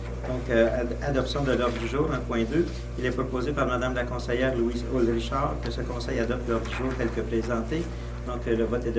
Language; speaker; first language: French; native; French